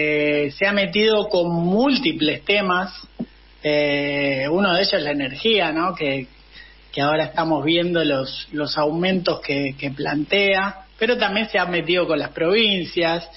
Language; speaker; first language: Spanish; native; Spanish